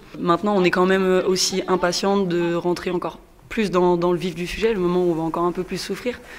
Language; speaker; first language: French; native; French